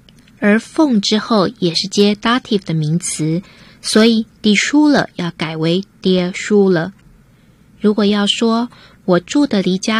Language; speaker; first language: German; non-native, fluent; Chinese